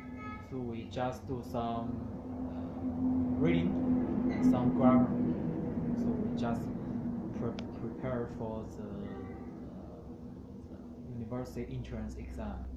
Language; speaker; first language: English; non-native, learner; Chinese